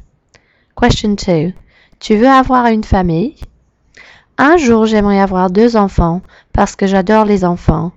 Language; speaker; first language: French; non-native, learner; English